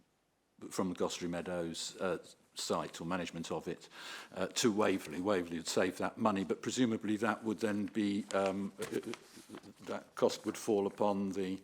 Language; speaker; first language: English; native; English